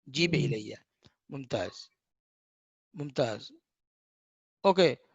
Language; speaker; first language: Arabic; non-native, fluent; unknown